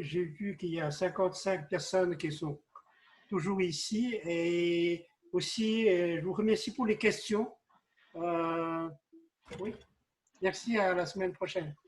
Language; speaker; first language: French; non-native, fluent; Chinese